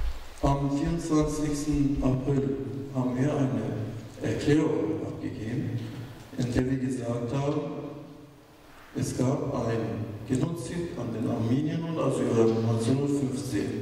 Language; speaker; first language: German; non-native, fluent; Turkish